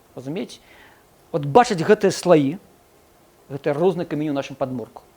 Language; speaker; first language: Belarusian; non-native, local second language; Russian